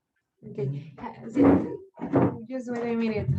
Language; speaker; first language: English; non-native, learner; Spanish